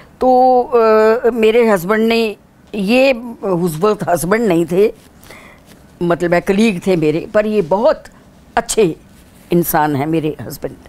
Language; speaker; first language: Hindi; non-native, local second language; Dogri